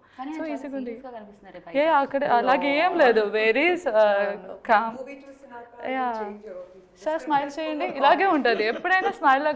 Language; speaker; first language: Telugu; non-native, learner; Malayalam